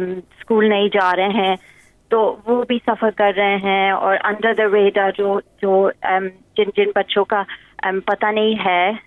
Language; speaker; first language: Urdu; early bilingual, heritage; English